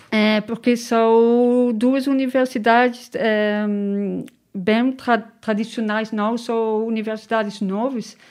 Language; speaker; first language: Portuguese; non-native, learner; Dutch